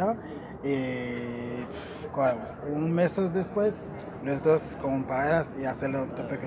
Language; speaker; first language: Spanish; non-native, learner; Portuguese